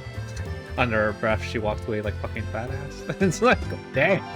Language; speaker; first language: English; native; English